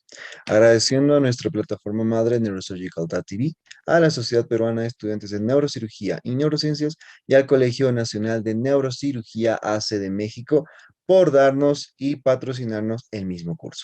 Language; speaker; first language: Spanish; native; Spanish